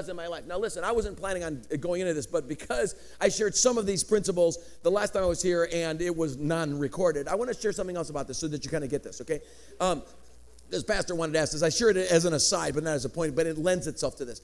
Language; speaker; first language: English; early bilingual, other home language; Greek